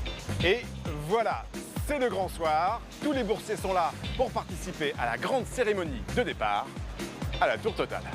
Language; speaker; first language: French; native; French